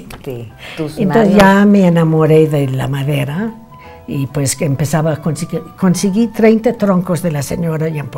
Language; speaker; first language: Spanish; non-native, fluent; English